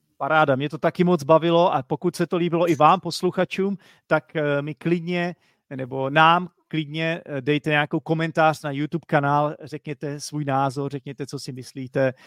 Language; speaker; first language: Czech; native; Czech